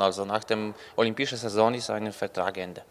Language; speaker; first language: German; non-native, learner; Polish